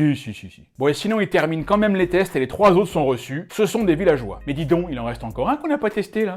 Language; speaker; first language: French; native; French